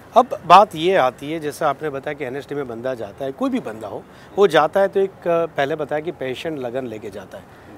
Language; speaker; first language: Hindi; non-native, local second language; Gujarati